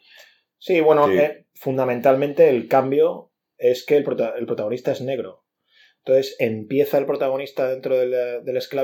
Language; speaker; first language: Spanish; native; Spanish